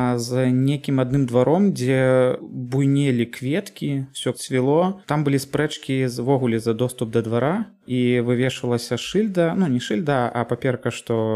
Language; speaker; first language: Belarusian; native; Belarusian